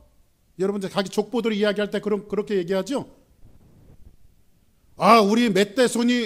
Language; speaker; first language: Korean; native; Korean